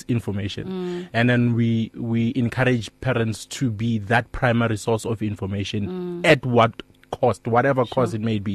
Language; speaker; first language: English; non-native, local second language; Northern Sotho